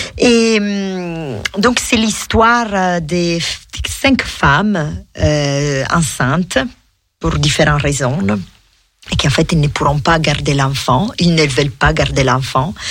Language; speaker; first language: French; non-native, fluent; Italian